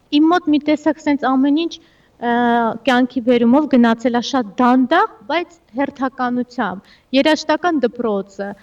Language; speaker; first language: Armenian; early bilingual, heritage; Armenian